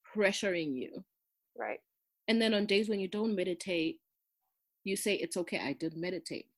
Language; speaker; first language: English; non-native, local second language; Zulu